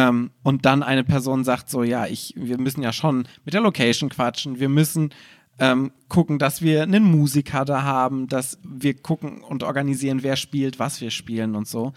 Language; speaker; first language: German; native; German